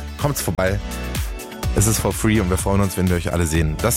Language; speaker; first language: German; native; German